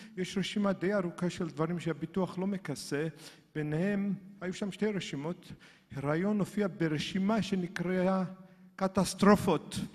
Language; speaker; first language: Hebrew; native; Hebrew